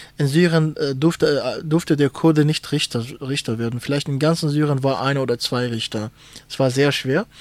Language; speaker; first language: German; non-native, fluent; Kurdish